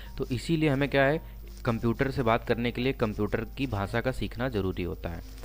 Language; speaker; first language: Hindi; native; Hindi